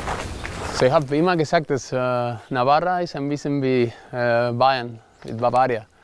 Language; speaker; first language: German; non-native, learner; Spanish